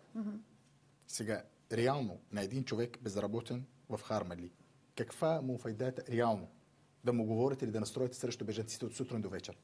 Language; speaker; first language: Bulgarian; early bilingual, other home language; Arabic